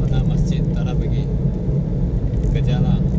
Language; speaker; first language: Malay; non-native, local second language; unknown